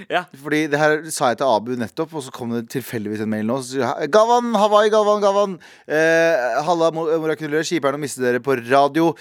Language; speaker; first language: Norwegian; early bilingual, other home language; Kurdish